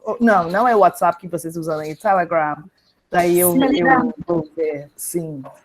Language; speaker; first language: Portuguese; non-native, fluent; English